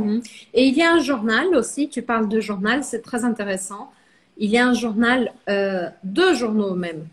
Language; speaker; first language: French; non-native, fluent; Portuguese